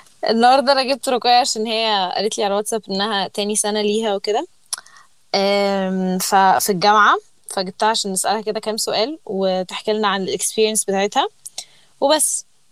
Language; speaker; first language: Arabic; early bilingual, heritage; Arabic